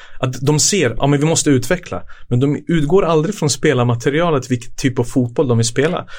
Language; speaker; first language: Swedish; early bilingual, other home language; Serbian